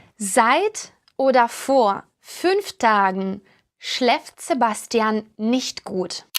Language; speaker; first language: German; non-native, fluent; Ukrainian